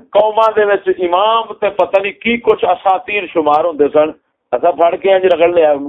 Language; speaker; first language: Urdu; non-native, local second language; Punjabi